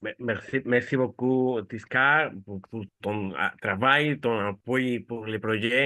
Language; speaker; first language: French; non-native, fluent; Spanish